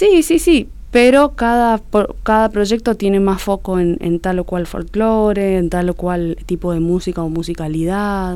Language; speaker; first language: Spanish; native; Spanish